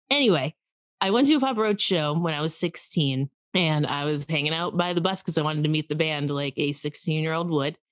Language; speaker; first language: English; native; English